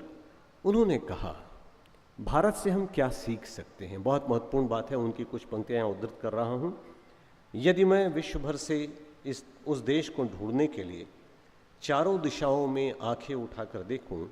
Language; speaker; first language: Hindi; native; Hindi